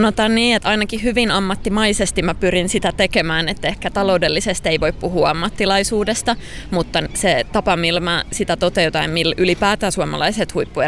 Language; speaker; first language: Finnish; native; Finnish